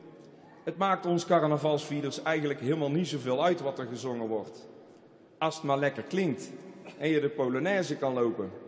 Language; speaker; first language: Dutch; native; Dutch